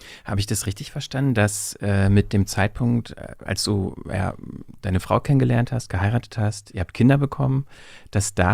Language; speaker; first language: German; native; German